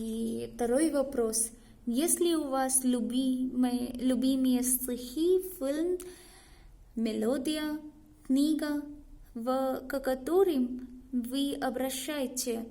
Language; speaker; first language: Russian; non-native, learner; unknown